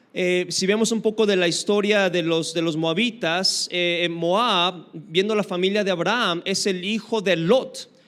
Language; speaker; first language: Spanish; native; Spanish